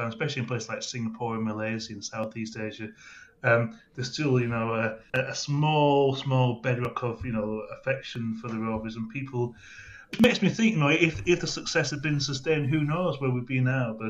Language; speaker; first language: English; native; English